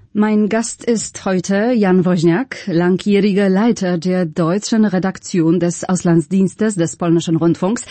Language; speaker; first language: German; non-native, fluent; Polish